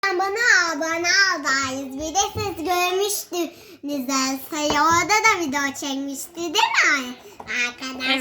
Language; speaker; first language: Turkish; native; Turkish